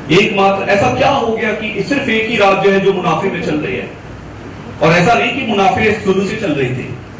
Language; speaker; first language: Hindi; native; Hindi